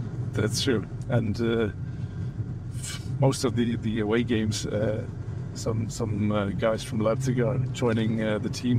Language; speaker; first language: English; non-native, fluent; German